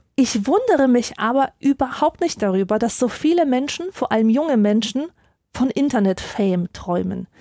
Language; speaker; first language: German; early bilingual, other home language; Polish